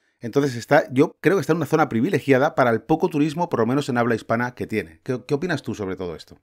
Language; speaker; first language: Spanish; native; Spanish